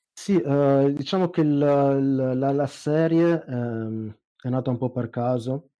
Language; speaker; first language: Italian; early bilingual, other home language; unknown